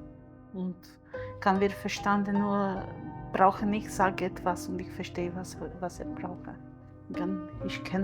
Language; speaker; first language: German; non-native, learner; Romanian